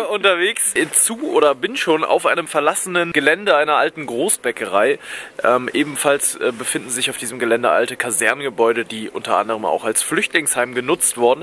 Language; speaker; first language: German; native; German